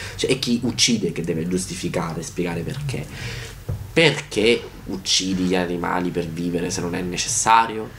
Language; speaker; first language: Italian; native; Italian